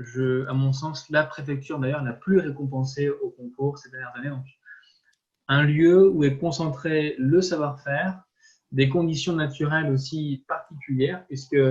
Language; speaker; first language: French; native; French